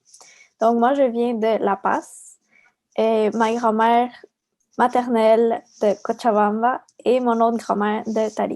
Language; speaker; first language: French; early bilingual, other home language; Spanish